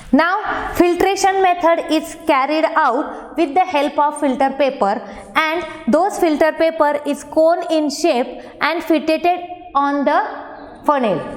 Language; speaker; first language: English; non-native, local second language; Marathi